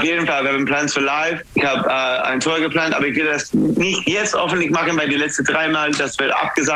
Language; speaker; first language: German; non-native, fluent; English